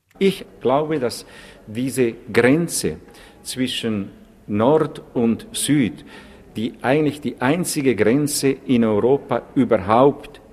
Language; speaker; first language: German; non-native, local second language; Italian